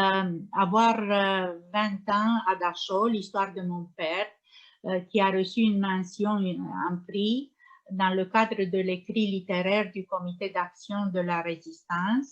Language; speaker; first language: French; non-native, learner; Romanian